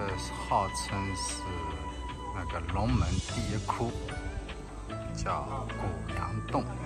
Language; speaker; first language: Chinese; native; Chinese